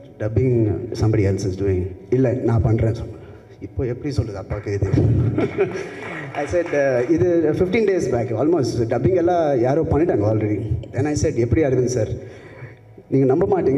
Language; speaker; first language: Tamil; non-native, local second language; Telugu